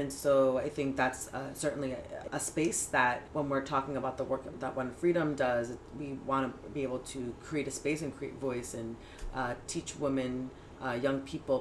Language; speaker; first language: English; early bilingual, other home language; Spanish